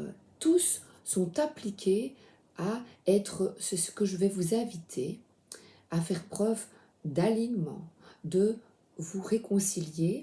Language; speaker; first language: French; native; French